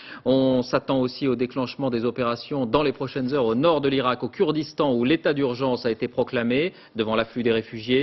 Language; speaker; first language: French; native; French